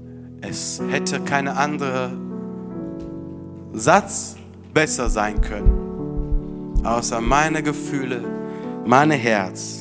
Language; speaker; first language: German; non-native, fluent; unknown